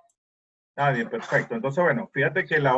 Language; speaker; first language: Spanish; native; Spanish